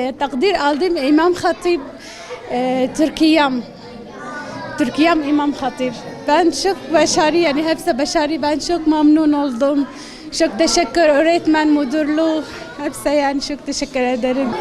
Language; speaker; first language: Turkish; non-native, learner; Arabic